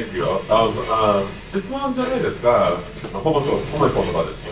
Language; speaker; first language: Japanese; non-native, fluent; English